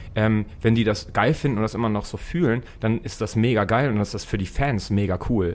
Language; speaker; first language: German; native; German